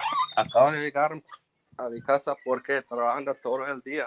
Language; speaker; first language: Spanish; non-native, learner; Jamaican Creole English